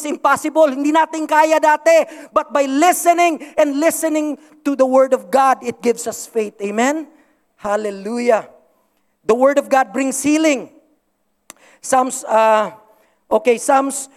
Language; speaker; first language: English; non-native, local second language; Cebuano